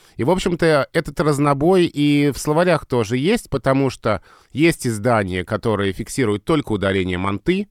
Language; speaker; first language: Russian; native; Russian